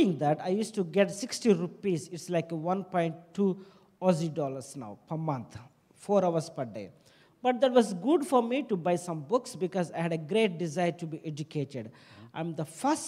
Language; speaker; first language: English; non-native, local second language; Telugu